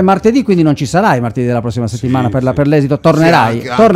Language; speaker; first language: Italian; native; Italian